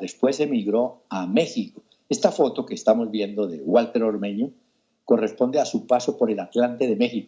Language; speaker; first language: Spanish; native; Spanish